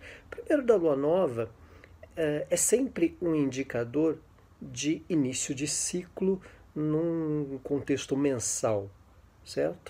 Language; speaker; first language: Portuguese; native; Portuguese